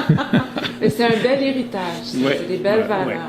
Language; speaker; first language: French; native; French